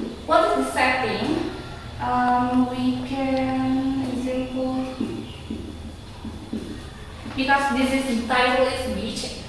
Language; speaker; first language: English; non-native, learner; Indonesian